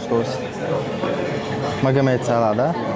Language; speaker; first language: Russian; non-native, local second language; Chechen